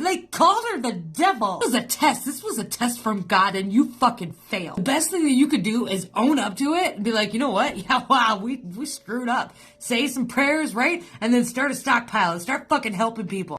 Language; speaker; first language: English; native; English